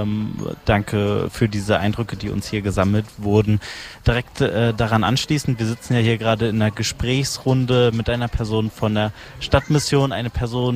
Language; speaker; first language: German; native; German